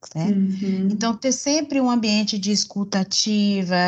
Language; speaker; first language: Portuguese; native; Portuguese